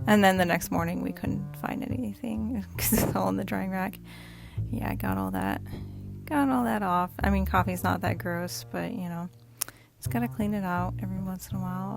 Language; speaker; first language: English; native; English